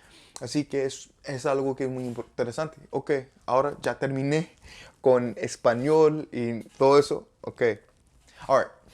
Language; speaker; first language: Spanish; non-native, learner; English